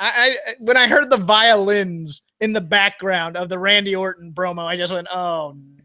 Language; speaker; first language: English; native; English